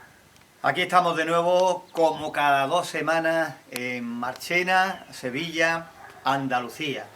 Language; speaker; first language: Spanish; native; Spanish